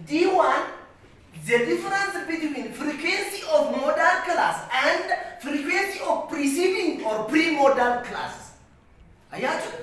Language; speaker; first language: English; non-native, local second language; Amharic